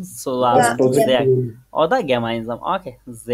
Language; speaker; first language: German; non-native, fluent; Bangla